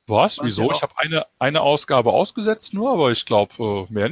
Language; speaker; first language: German; native; German